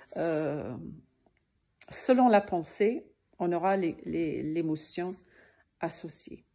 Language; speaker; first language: French; native; French